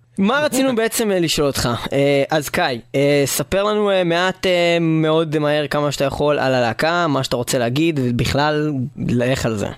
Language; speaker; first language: Hebrew; native; Hebrew